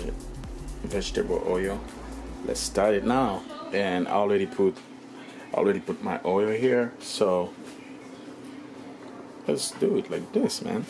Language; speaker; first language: English; non-native, learner; Haitian Creole